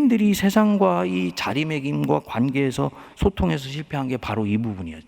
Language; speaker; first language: Korean; native; Korean